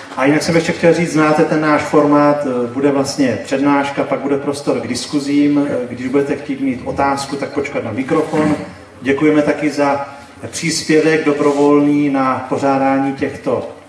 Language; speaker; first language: Czech; native; Czech